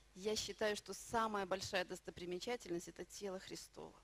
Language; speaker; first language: Russian; native; Russian